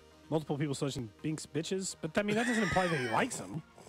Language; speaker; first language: English; native; English